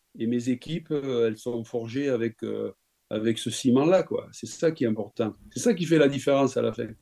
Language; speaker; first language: French; native; French